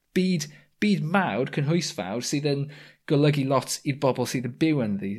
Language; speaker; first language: Welsh; native; Welsh